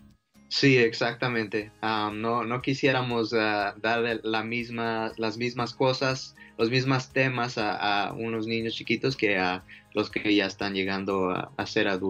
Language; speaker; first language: Spanish; early bilingual, heritage; Spanish